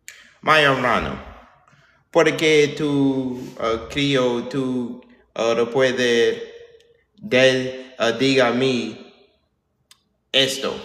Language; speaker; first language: Spanish; non-native, learner; English